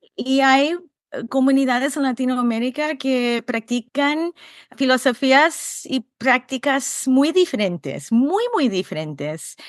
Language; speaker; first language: Spanish; early bilingual, heritage; Spanish